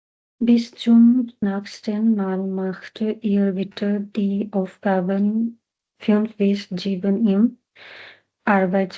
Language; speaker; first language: German; non-native, learner; Nepali